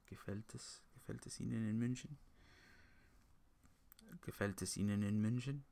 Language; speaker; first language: German; non-native, learner; English